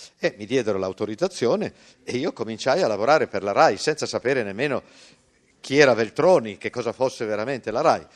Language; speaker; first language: Italian; early bilingual, heritage; Italian